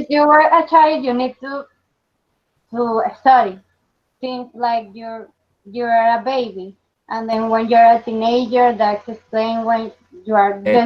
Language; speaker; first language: English; non-native, learner; Spanish